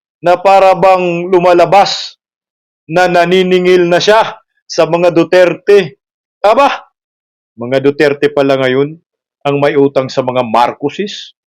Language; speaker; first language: Filipino; non-native, local second language; Cebuano